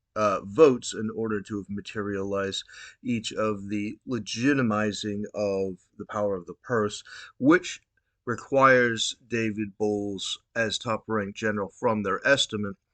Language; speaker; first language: English; native; English